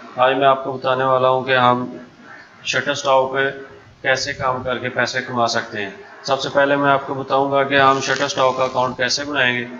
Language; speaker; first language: Urdu; non-native, local second language; Punjabi